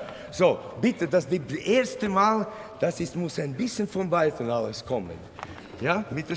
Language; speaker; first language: German; non-native, learner; Latvian